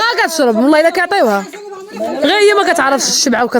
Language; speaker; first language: Arabic; native; Arabic